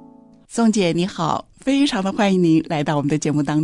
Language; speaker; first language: Chinese; native; Chinese